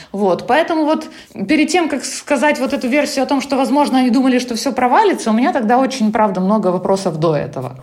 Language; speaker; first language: Russian; non-native, local second language; Ukrainian